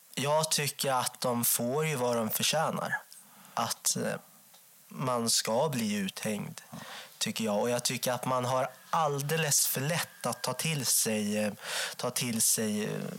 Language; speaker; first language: Swedish; native; Swedish